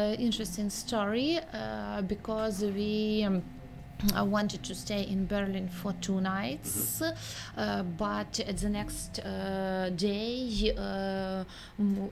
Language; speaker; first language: English; non-native, learner; Ukrainian